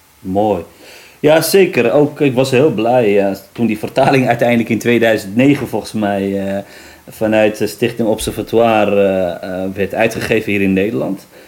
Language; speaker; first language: Dutch; early bilingual, other home language; Riffian